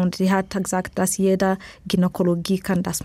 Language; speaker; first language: German; non-native, learner; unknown